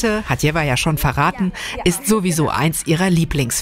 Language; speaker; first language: German; native; German